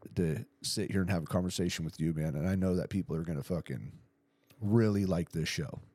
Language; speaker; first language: English; native; English